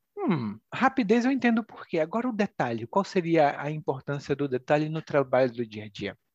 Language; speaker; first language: Portuguese; native; Portuguese